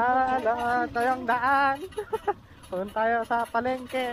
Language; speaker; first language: Filipino; non-native, local second language; Iloko